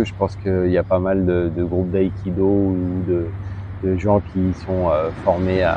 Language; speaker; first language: French; native; French